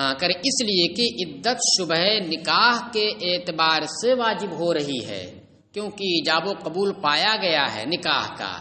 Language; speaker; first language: Urdu; native; Urdu